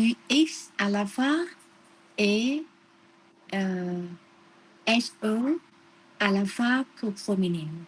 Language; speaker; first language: French; non-native, learner; Vietnamese